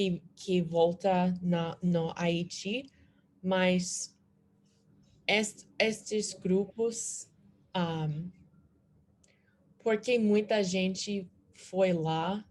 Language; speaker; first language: Portuguese; non-native, learner; English